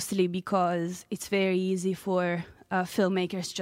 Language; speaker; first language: English; non-native, fluent; Italian